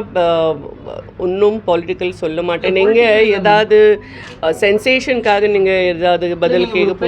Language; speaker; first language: Tamil; non-native, fluent; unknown